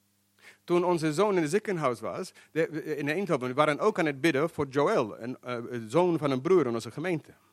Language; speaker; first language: Dutch; non-native, fluent; English